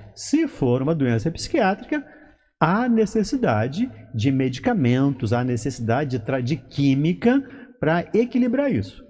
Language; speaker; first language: Portuguese; native; Portuguese